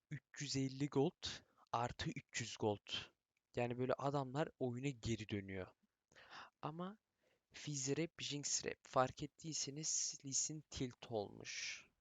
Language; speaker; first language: Turkish; early bilingual, heritage; Turkish